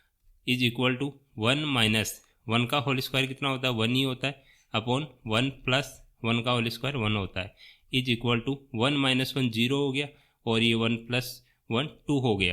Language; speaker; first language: Hindi; native; Hindi